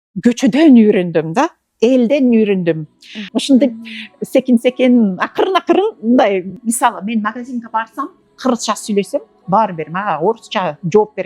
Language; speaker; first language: Kyrgyz; non-native, fluent; English